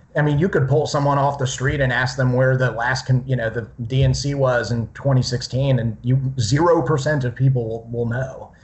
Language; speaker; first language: English; native; English